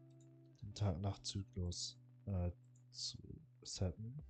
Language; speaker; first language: German; native; German